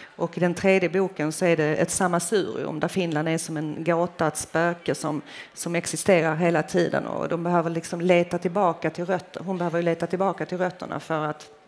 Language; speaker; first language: Swedish; early bilingual, other home language; Finnish